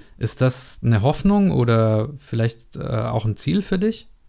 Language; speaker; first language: German; non-native, learner; Czech